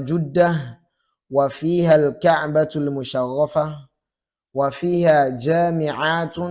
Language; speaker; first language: Arabic; non-native, fluent; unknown